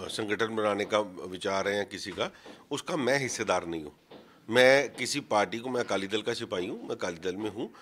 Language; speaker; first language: Hindi; non-native, local second language; Punjabi